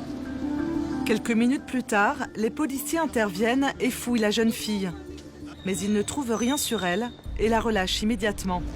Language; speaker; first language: French; native; French